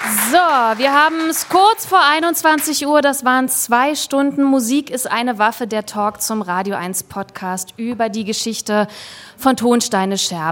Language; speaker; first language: German; native; German